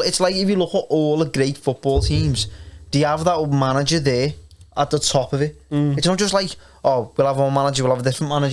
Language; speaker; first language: English; native; English